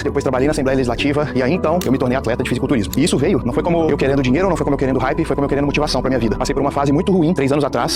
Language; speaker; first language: Portuguese; native; Portuguese